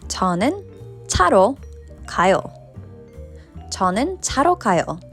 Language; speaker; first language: Korean; non-native, fluent; English